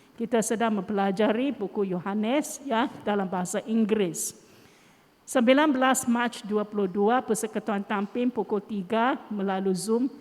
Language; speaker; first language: Malay; non-native, local second language; Chinese